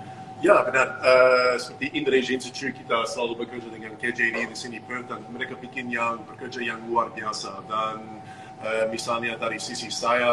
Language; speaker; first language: Indonesian; non-native, fluent; English